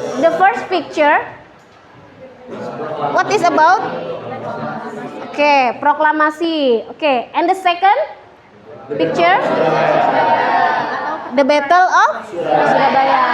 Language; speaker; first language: English; non-native, fluent; Indonesian